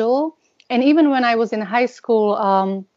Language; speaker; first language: English; non-native, fluent; Slovak